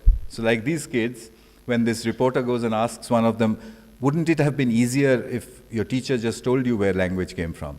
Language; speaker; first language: English; non-native, local second language; Bangla